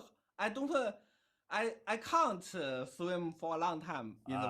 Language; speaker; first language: English; non-native, learner; Chinese